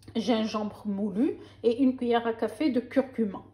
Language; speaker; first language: French; non-native, local second language; Arabic